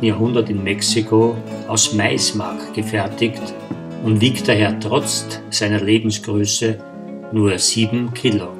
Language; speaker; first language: German; native; German